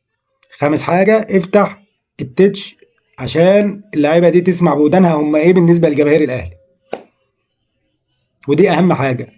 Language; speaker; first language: Arabic; native; Arabic